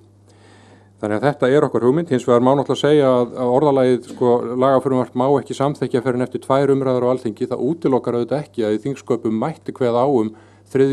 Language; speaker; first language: Icelandic; native; Icelandic